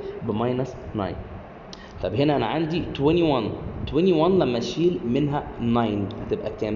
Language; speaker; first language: Arabic; native; Arabic